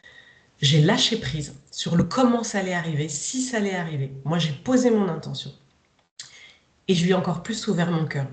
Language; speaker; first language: French; native; French